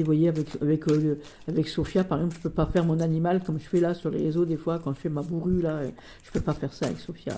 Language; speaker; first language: French; native; French